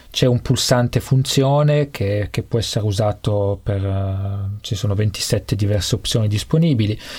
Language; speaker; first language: Italian; native; Italian